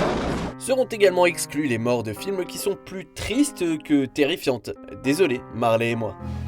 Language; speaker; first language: French; native; French